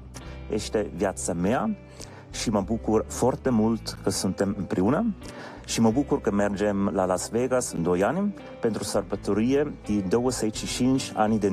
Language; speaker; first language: Romanian; non-native, learner; German